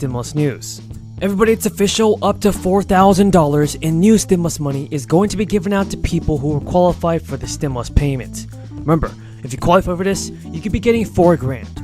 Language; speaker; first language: English; native; English